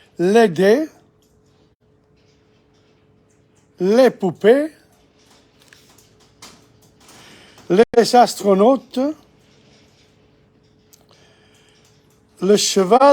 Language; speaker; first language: French; non-native, fluent; English